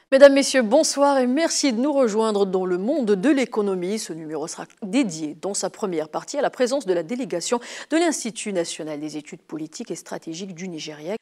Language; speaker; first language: French; non-native, local second language; Arabic